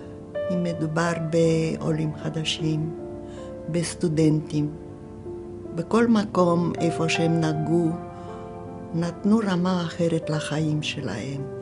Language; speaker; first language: Hebrew; non-native, fluent; Romanian